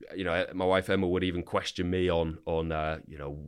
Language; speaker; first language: English; native; English